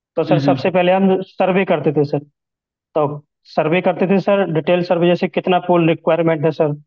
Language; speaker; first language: Hindi; native; Hindi